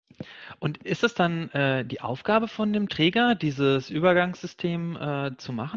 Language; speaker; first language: German; native; German